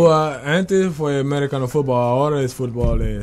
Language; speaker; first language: Spanish; non-native, learner; English